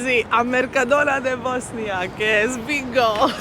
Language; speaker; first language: Spanish; non-native, learner; Bosnian